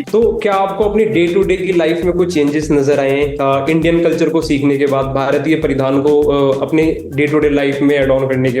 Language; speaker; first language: Hindi; native; Hindi